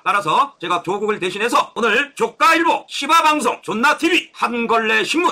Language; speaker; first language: Korean; native; Korean